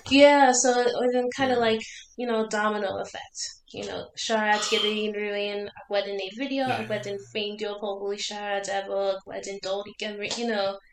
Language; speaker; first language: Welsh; non-native, learner; English